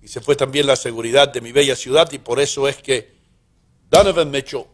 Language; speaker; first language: Spanish; early bilingual, heritage; Spanish